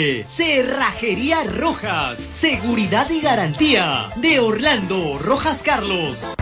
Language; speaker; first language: Spanish; native; Spanish